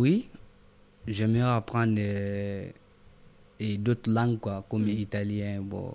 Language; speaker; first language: French; non-native, local second language; Mandingo